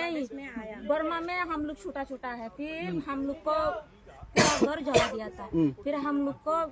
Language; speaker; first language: Hindi; non-native, learner; Rohingya